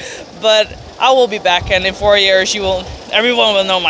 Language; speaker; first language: English; non-native, fluent; Dutch